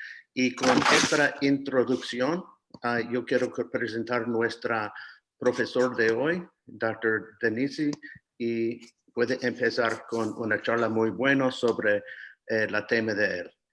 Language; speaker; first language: Spanish; non-native, fluent; English